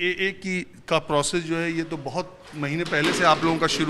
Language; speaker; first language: Hindi; native; Hindi